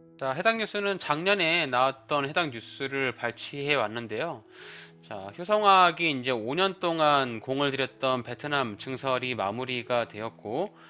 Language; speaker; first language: Korean; native; Korean